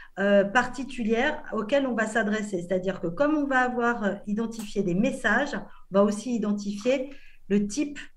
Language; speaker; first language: French; native; French